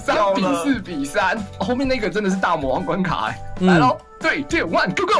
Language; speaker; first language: Chinese; native; Chinese